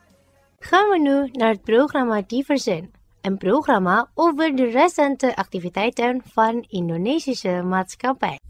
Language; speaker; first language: Dutch; non-native, fluent; Indonesian